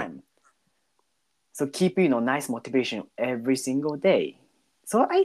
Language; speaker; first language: English; non-native, learner; Japanese